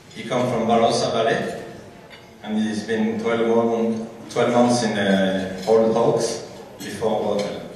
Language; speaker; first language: English; non-native, fluent; French